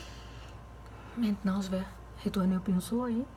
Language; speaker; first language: French; non-native, fluent; Portuguese